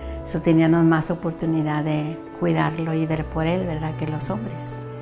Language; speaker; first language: Spanish; early bilingual, heritage; Spanish